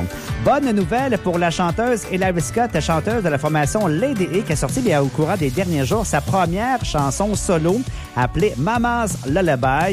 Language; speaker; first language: French; native; French